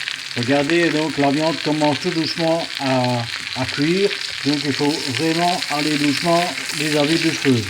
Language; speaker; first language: French; native; French